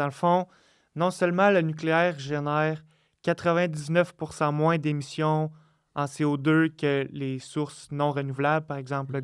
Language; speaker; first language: French; native; French